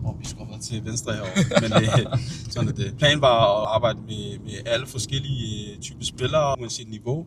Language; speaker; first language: Danish; early bilingual, other home language; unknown